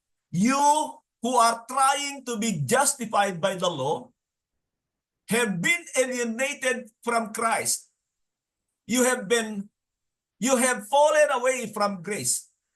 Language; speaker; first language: English; non-native, local second language; Filipino